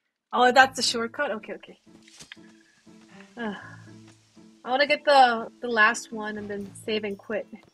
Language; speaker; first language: English; non-native, fluent; Korean